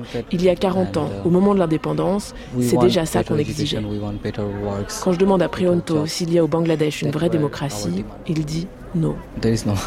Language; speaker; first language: French; native; French